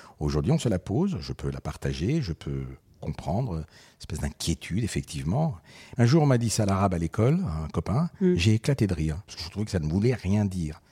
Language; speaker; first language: French; early bilingual, other home language; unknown